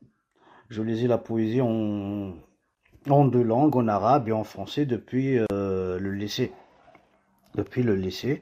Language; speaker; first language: French; non-native, local second language; Kabyle